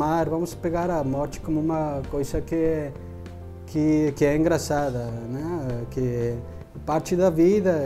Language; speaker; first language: Portuguese; non-native, fluent; Spanish